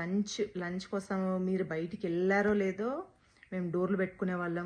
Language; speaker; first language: Telugu; native; Telugu